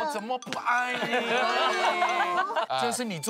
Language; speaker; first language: Chinese; native; Chinese